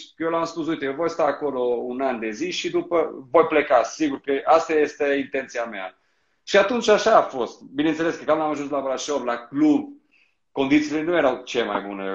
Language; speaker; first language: Romanian; non-native, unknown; Portuguese